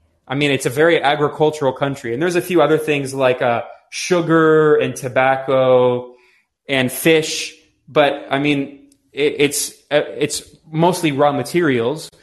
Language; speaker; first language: English; native; English